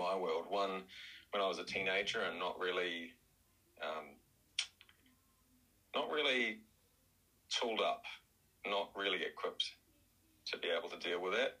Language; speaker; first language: English; native; English